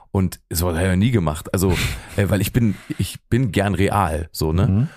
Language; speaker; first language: German; native; German